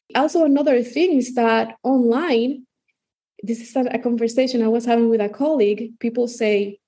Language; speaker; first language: English; non-native, fluent; Spanish